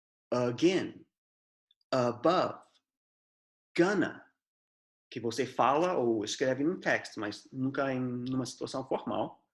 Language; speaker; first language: Portuguese; non-native, fluent; English